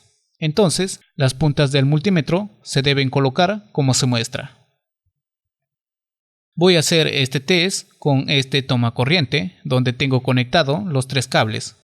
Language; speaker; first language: Spanish; native; Spanish